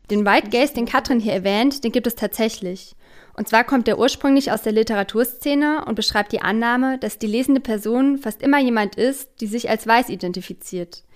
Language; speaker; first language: German; native; German